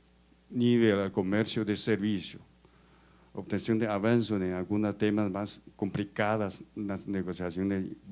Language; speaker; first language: Portuguese; non-native, learner; Chinese